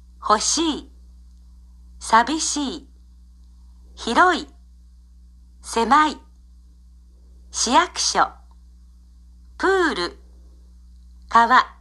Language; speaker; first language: Japanese; non-native, learner; Indonesian